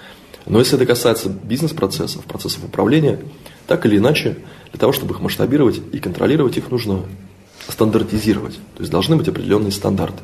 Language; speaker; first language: Russian; native; Russian